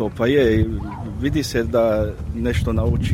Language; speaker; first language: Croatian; early bilingual, heritage; English